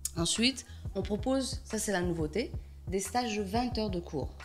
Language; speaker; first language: French; non-native, local second language; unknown